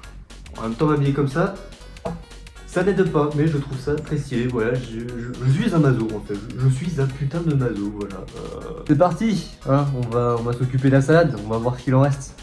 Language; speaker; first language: French; native; French